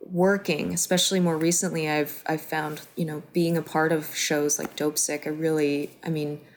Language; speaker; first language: English; native; English